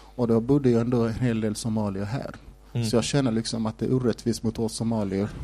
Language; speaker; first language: Swedish; non-native, fluent; Somali